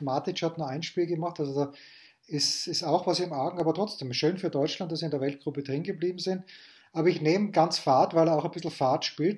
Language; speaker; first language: German; native; German